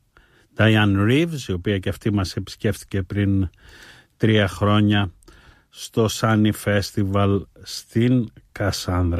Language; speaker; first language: Greek; native; Greek